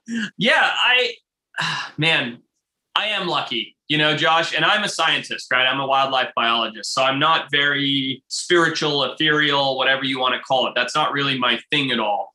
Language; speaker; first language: English; native; English